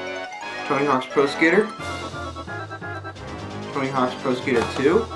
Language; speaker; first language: English; native; English